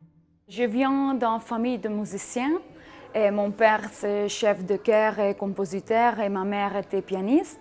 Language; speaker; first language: French; non-native, fluent; Catalan